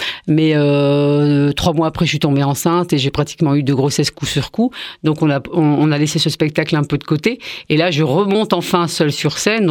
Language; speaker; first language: French; early bilingual, other home language; Arabic